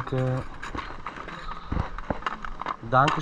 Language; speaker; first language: German; non-native, learner; Turkish